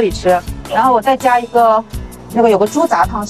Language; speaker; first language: Chinese; native; Chinese